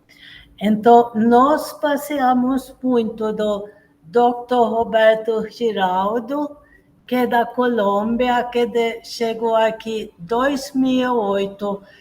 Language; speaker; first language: Portuguese; non-native, fluent; Swedish